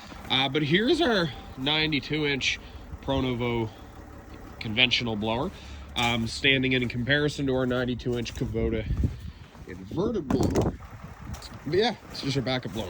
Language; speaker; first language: English; native; English